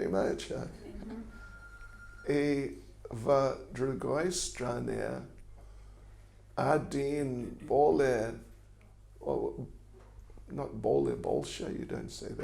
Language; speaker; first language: Russian; non-native, learner; English